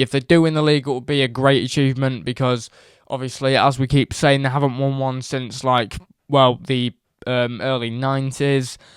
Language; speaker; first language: English; native; English